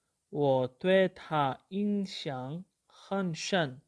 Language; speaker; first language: Chinese; non-native, fluent; Urdu